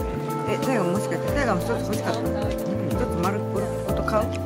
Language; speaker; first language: Japanese; native; Japanese